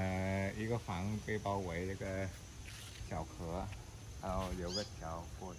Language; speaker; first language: Chinese; non-native, fluent; Vietnamese